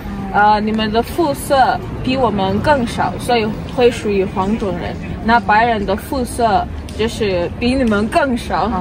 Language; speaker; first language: Chinese; non-native, fluent; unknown